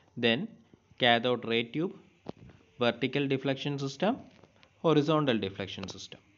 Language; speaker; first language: English; non-native, local second language; Malayalam